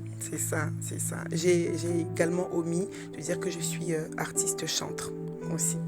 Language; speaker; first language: French; early bilingual, other home language; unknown